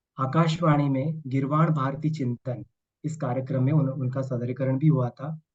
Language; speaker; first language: Hindi; non-native, local second language; Marathi